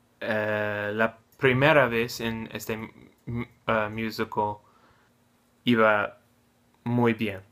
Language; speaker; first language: Spanish; non-native, learner; English